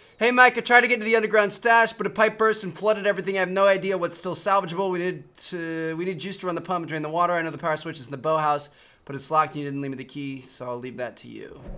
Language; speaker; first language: English; native; English